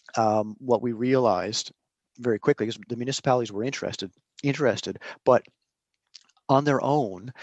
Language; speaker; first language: English; native; English